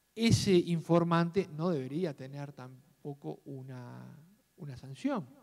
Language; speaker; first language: Spanish; native; Spanish